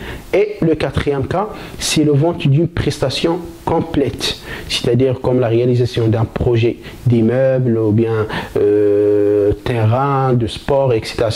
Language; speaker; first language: French; non-native, local second language; Arabic